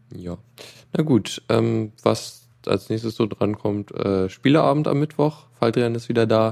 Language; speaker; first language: German; native; German